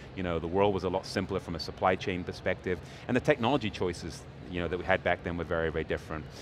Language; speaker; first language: English; native; English